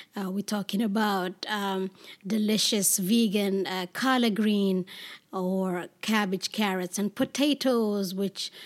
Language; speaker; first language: English; non-native, fluent; Amharic